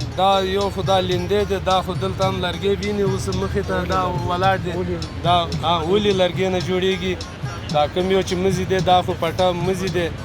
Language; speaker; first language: Pashto; non-native, local second language; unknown